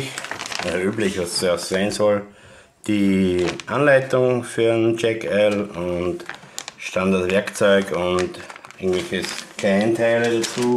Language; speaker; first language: German; native; German